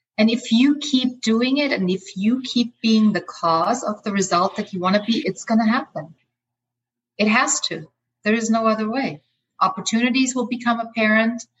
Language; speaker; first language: English; non-native, fluent; German